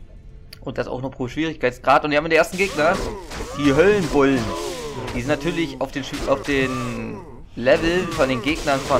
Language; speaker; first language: German; native; German